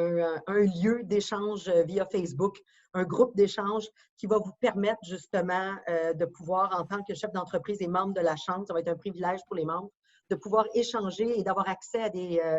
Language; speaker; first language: French; native; French